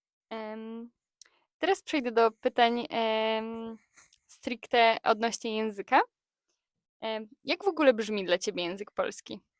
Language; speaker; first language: Polish; native; Polish